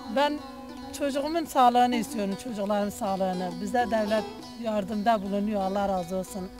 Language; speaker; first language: Turkish; non-native, local second language; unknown